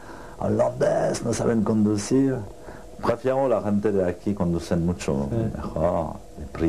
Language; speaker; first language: Spanish; non-native, learner; French